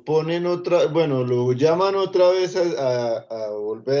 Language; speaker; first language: Spanish; native; Spanish